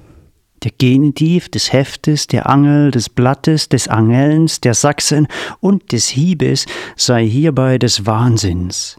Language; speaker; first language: German; native; German